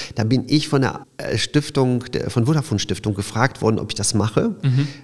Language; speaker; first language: German; early bilingual, other home language; Polish